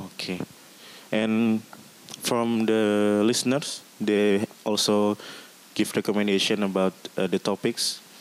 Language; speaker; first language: English; non-native, learner; Indonesian